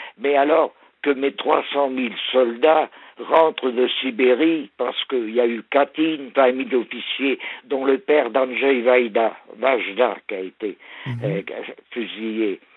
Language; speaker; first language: French; early bilingual, other home language; Polish